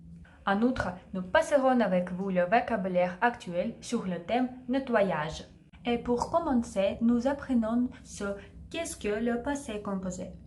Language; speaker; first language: French; non-native, fluent; Russian